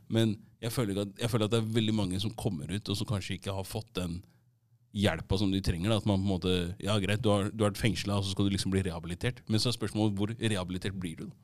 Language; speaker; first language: Norwegian; native; Norwegian